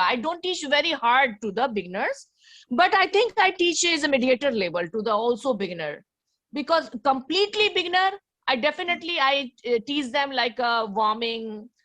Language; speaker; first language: English; non-native, learner; Hindi